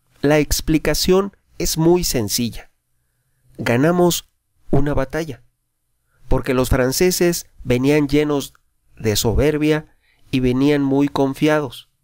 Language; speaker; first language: Spanish; native; Spanish